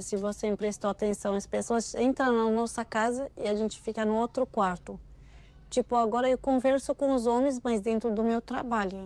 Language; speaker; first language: Portuguese; non-native, learner; Arabic